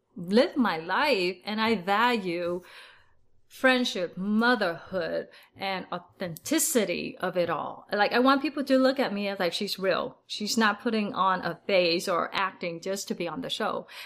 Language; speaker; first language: English; early bilingual, other home language; Vietnamese